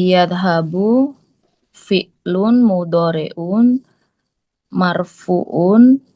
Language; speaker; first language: Arabic; non-native, learner; Indonesian